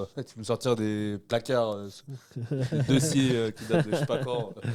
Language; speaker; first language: French; native; French